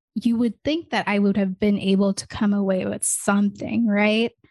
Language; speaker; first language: English; native; English